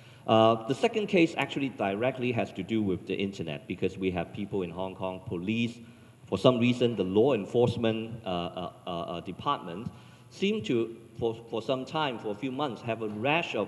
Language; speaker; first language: English; non-native, local second language; Cantonese